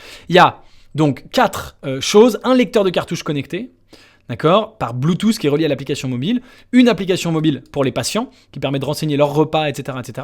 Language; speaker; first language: French; native; French